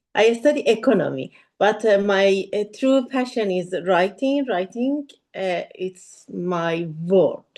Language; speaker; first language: English; non-native, learner; Persian